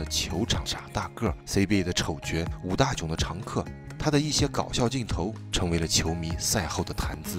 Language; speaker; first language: Chinese; native; Chinese